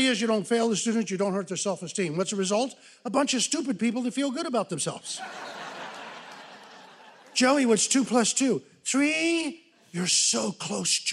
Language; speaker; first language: English; native; English